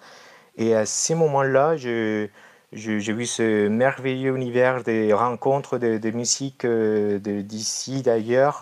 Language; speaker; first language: French; non-native, fluent; Spanish